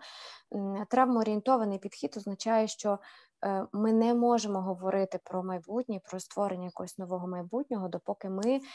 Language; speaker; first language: Ukrainian; native; Ukrainian